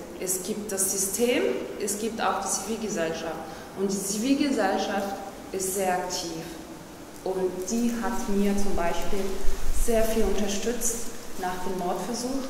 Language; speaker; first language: German; non-native, fluent; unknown